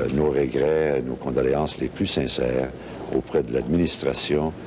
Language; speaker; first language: French; non-native, local second language; English